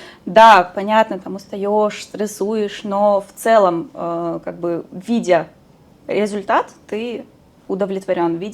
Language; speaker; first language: Russian; native; Russian